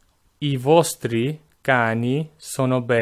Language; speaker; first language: Italian; non-native, fluent; English